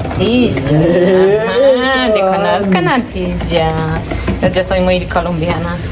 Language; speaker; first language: Spanish; non-native, learner; Polish